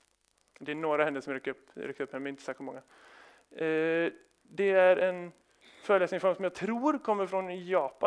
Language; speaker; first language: Swedish; native; Swedish